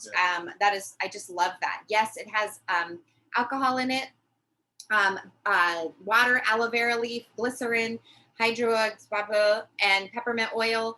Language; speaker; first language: English; native; English